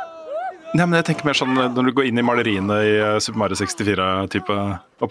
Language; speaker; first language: Norwegian; native; Norwegian